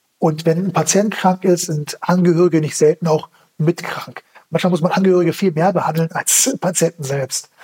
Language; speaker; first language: German; early bilingual, other home language; Turkish